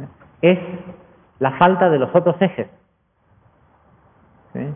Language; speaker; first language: Spanish; native; Spanish